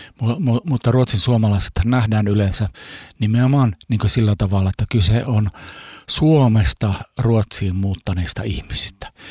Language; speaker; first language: Finnish; early bilingual, heritage; Finnish